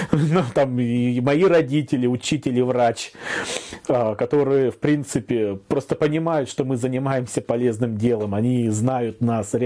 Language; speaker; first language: Russian; native; Russian